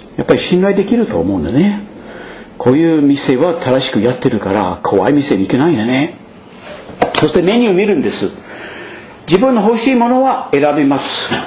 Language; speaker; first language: Japanese; non-native, fluent; English